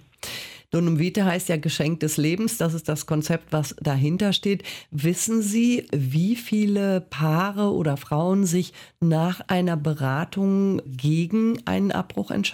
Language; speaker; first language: German; native; German